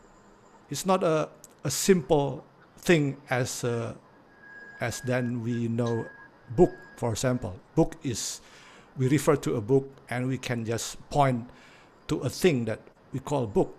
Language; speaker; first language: English; non-native, fluent; Indonesian